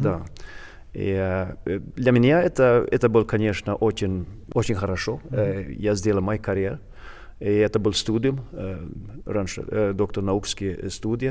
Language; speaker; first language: Russian; non-native, learner; Swedish